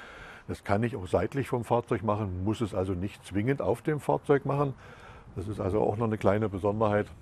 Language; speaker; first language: German; native; German